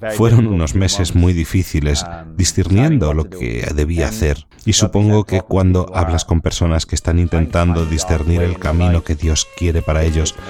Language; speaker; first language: Spanish; non-native, fluent; Dutch